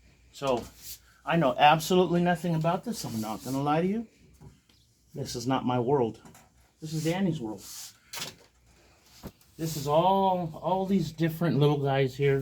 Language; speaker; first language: English; native; English